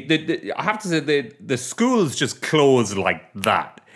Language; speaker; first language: English; native; English